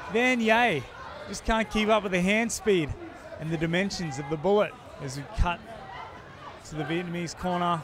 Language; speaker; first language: English; native; English